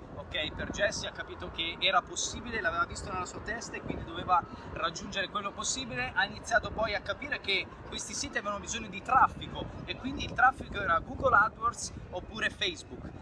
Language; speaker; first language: Italian; native; Italian